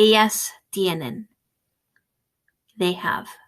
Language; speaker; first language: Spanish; non-native, fluent; English